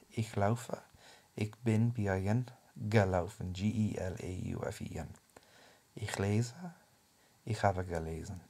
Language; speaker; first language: German; non-native, fluent; English